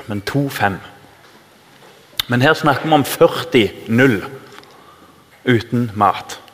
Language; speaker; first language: Norwegian; native; Norwegian